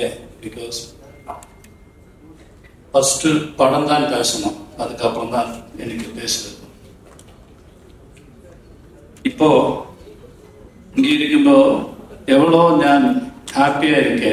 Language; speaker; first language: Tamil; non-native, learner; Malayalam